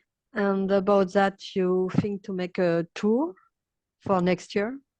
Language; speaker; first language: English; non-native, learner; French